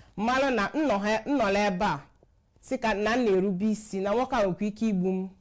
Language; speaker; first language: Igbo; native; Igbo